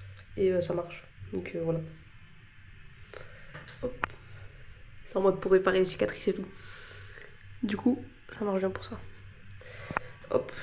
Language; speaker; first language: French; native; French